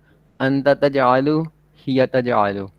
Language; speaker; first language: Arabic; non-native, learner; Urdu